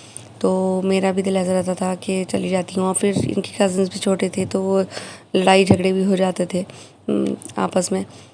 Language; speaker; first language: Hindi; native; Hindi